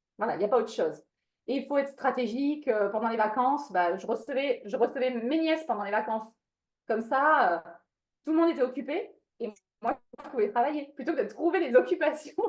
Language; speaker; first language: French; non-native, fluent; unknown